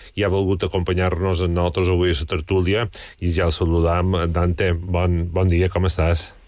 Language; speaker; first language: Catalan; native; Catalan